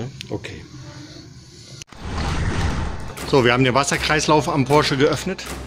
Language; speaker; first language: German; native; German